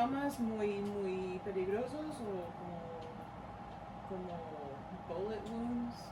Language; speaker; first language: Spanish; early bilingual, heritage; Spanish